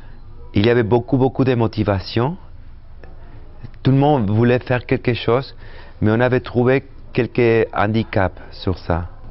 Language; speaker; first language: French; non-native, fluent; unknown